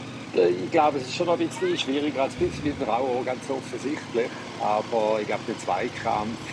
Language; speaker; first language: German; native; German